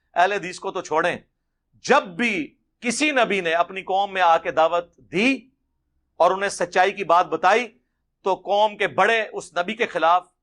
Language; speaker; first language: Urdu; non-native, local second language; Punjabi